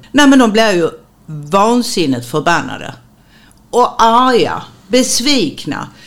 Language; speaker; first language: Swedish; native; Swedish